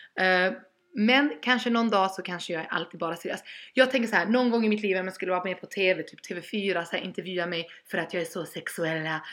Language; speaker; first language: Swedish; early bilingual, other home language; Albanian